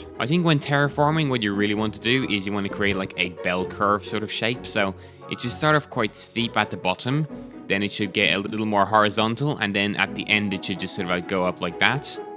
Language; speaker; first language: English; native; English